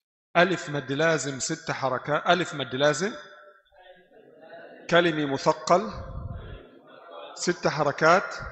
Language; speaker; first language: Arabic; non-native, fluent; Indonesian